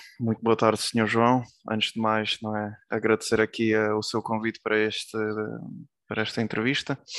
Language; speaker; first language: Portuguese; early bilingual, other home language; Ukrainian